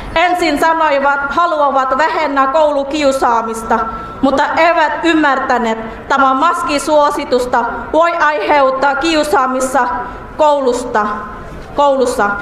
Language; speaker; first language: Finnish; non-native, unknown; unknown